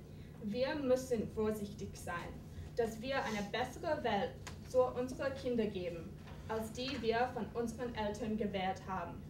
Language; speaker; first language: German; non-native, fluent; English